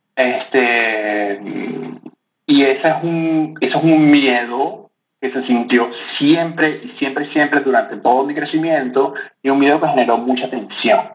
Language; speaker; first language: Spanish; native; Spanish